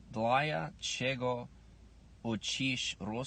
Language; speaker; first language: Russian; non-native, learner; English